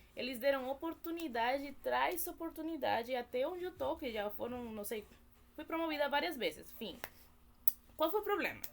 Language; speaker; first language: Portuguese; non-native, fluent; Spanish